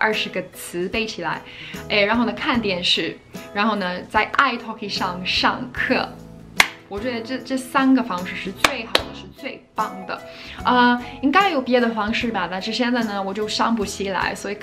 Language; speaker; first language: Chinese; non-native, fluent; English